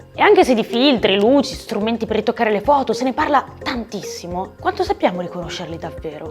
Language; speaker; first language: Italian; native; Italian